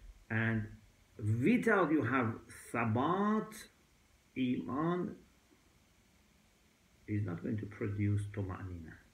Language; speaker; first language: English; non-native, fluent; Persian